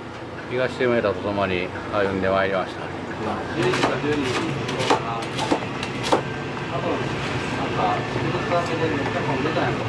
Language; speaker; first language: Japanese; native; Japanese